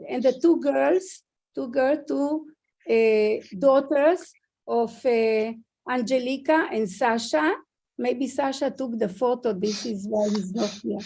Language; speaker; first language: English; non-native, fluent; Hebrew